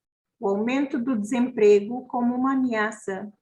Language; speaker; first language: Portuguese; non-native, local second language; Kabuverdianu